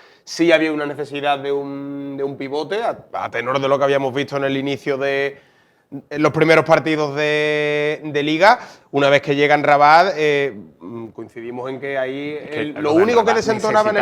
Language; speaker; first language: Spanish; native; Spanish